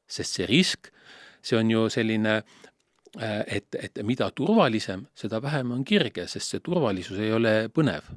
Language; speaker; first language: Estonian; native; Estonian